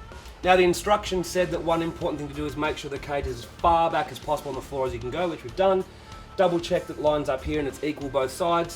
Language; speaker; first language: English; native; English